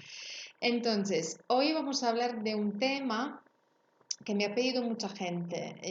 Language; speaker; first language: Spanish; non-native, fluent; Italian